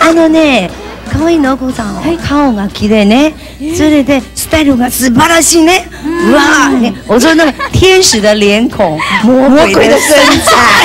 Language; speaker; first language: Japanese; non-native, learner; Chinese